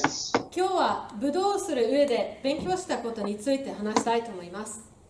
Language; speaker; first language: Japanese; non-native, learner; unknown